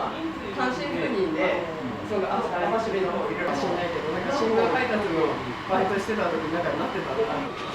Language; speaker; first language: Japanese; native; Japanese